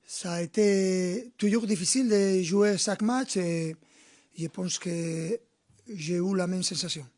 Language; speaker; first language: French; non-native, fluent; Spanish